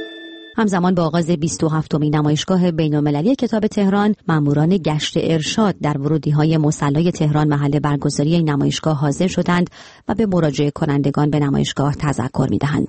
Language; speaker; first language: Persian; native; Persian